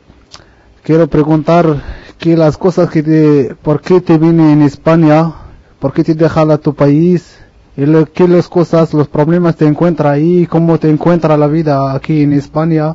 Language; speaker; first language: Spanish; non-native, learner; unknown